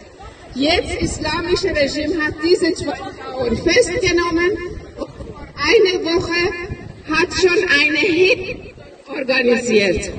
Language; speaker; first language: German; non-native, learner; Persian